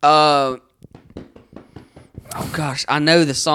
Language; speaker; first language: English; native; English